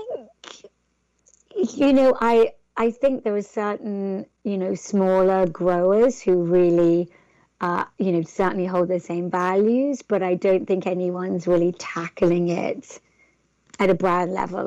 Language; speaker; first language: English; native; English